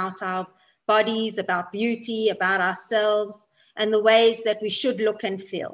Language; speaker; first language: English; non-native, fluent; Polish